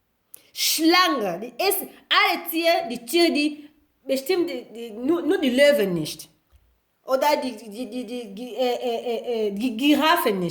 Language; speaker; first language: German; non-native, learner; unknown